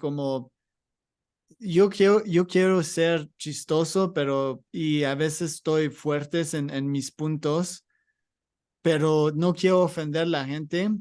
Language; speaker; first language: Spanish; non-native, learner; English